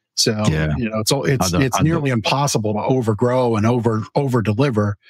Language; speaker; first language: English; native; English